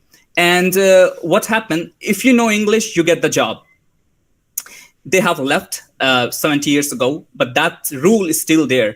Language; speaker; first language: English; non-native, learner; Hindi